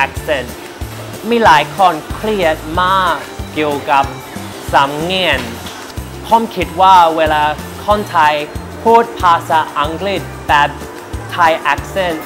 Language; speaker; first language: Thai; non-native, learner; English